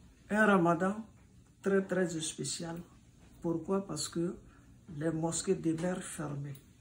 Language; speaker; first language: French; non-native, local second language; Bambara